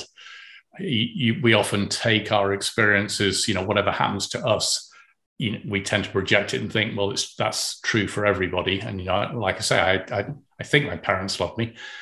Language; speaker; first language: English; native; English